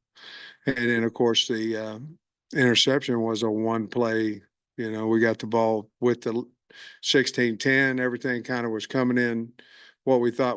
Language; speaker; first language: English; native; English